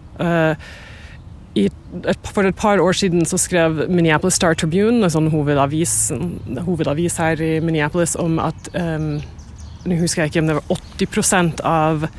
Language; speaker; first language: Norwegian; non-native, fluent; English